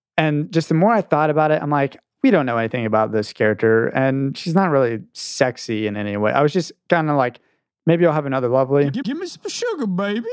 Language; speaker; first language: English; native; English